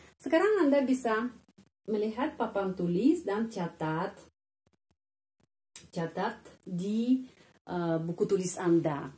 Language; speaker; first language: Indonesian; non-native, fluent; Russian